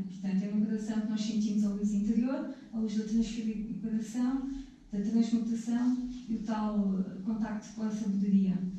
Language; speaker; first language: Portuguese; native; Portuguese